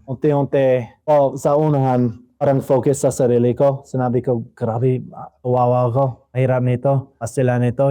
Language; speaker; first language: Filipino; non-native, fluent; English